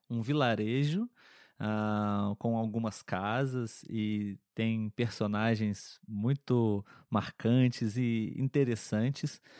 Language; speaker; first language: Portuguese; native; Portuguese